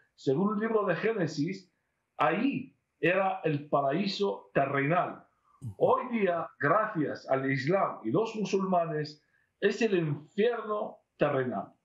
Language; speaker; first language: Spanish; non-native, fluent; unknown